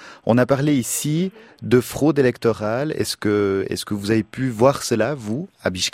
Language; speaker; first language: French; native; French